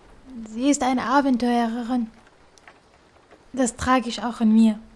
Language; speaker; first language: German; non-native, fluent; Kurdish